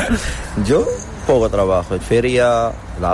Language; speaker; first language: Spanish; non-native, learner; Arabic